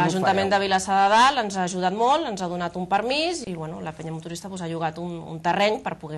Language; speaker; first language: Catalan; native; Catalan